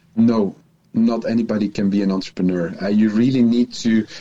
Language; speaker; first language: English; non-native, fluent; Dutch